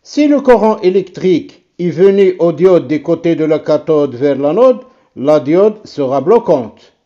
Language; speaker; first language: French; non-native, local second language; Arabic